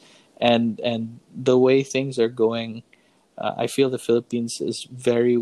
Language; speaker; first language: English; non-native, local second language; Filipino